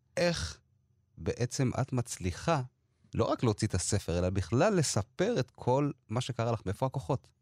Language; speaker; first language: Hebrew; early bilingual, other home language; Amharic